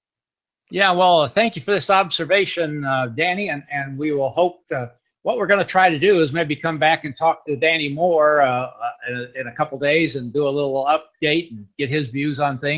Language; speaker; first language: English; native; English